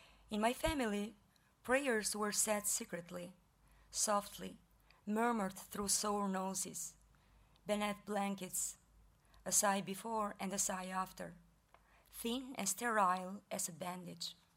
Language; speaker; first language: English; non-native, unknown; Albanian